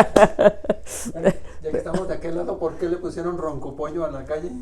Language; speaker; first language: Spanish; native; Spanish